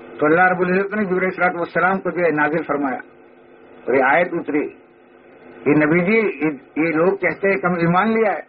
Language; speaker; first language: Urdu; native; Urdu